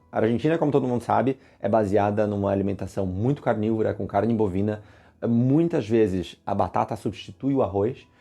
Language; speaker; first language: Portuguese; native; Portuguese